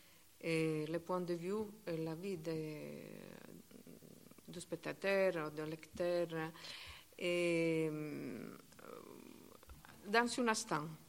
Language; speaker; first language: French; non-native, learner; Italian